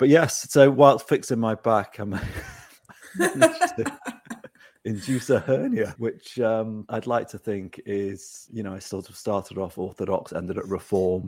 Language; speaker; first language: English; native; English